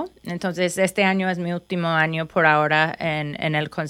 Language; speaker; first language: Spanish; non-native, fluent; English